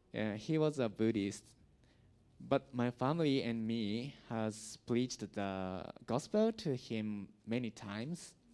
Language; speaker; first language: English; non-native, learner; Japanese